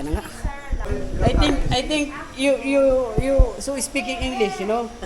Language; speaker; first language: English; non-native, learner; Filipino